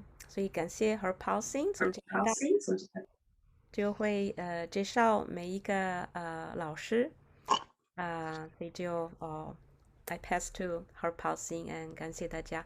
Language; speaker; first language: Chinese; non-native, fluent; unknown